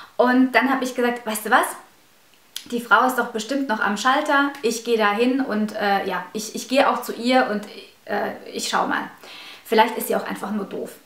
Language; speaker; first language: German; early bilingual, other home language; Russian